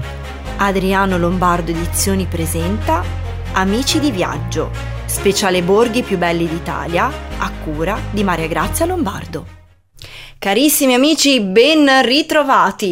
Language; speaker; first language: Italian; native; Italian